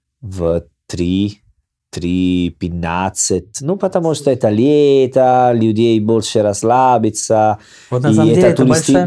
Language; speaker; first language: Russian; non-native, learner; Italian